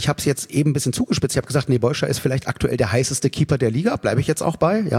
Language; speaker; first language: German; native; German